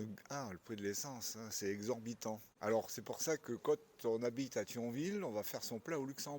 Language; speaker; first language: French; native; French